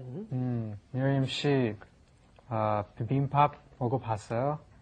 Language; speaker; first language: Korean; non-native, learner; English